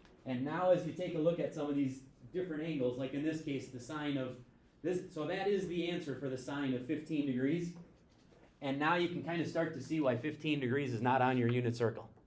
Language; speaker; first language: English; native; English